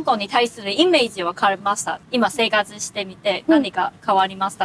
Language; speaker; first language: Japanese; non-native, fluent; Cantonese